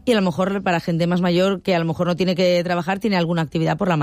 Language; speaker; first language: Spanish; native; Spanish